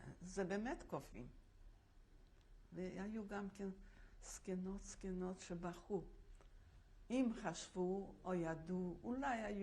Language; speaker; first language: Hebrew; non-native, fluent; Polish